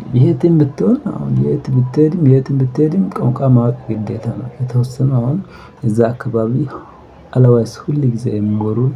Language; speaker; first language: Amharic; non-native, local second language; Wolaytta